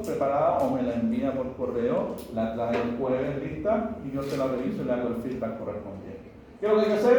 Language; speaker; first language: Spanish; native; Spanish